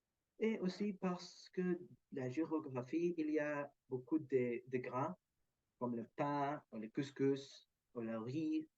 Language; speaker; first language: French; non-native, learner; Arabic